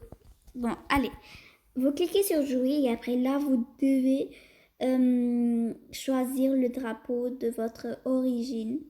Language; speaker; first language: French; early bilingual, other home language; Portuguese